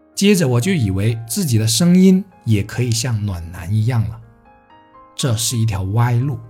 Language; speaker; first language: Chinese; non-native, local second language; Cantonese